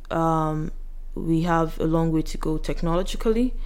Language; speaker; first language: English; non-native, local second language; Yoruba